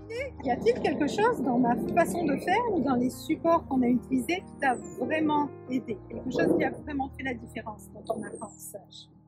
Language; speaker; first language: French; native; French